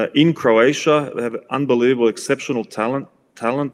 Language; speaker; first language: English; native; English